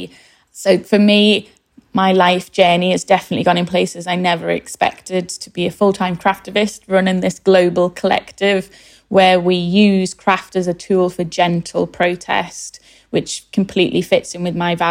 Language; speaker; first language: English; native; English